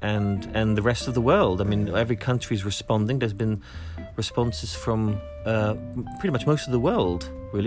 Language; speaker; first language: English; native; English